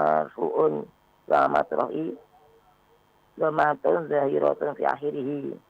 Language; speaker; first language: Arabic; non-native, learner; Indonesian